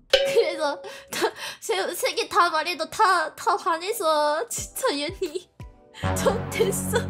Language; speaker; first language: Korean; non-native, learner; Japanese